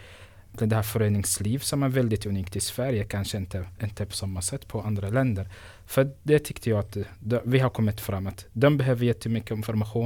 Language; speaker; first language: Swedish; non-native, fluent; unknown